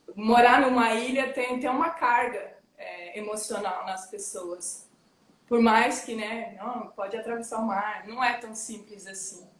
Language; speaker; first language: Portuguese; early bilingual, heritage; French